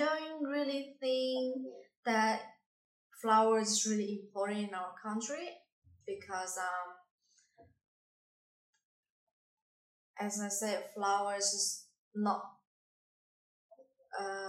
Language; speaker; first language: English; non-native, fluent; Indonesian